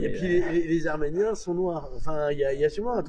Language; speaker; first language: French; native; French